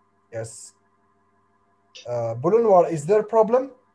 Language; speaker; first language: English; non-native, fluent; Arabic